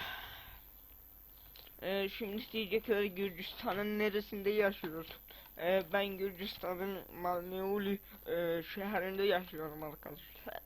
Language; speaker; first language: Turkish; non-native, fluent; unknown